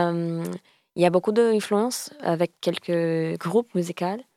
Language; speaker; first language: French; non-native, learner; Portuguese